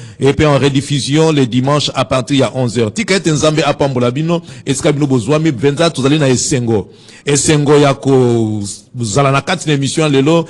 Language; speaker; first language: Lingala; native; Lingala